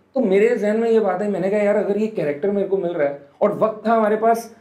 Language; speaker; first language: Hindi; native; Hindi